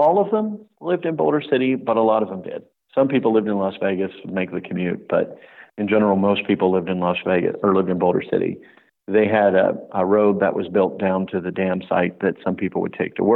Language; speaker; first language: English; native; English